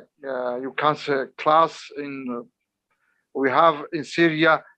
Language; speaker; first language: English; non-native, learner; Arabic